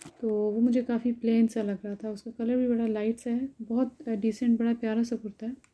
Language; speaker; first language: Urdu; native; Urdu